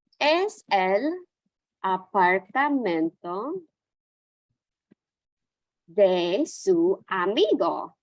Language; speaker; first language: Spanish; non-native, fluent; English